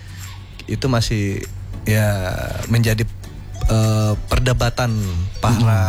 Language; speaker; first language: Indonesian; native; Indonesian